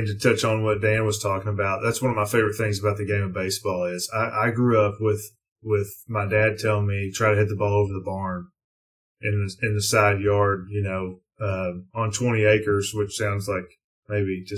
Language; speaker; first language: English; native; English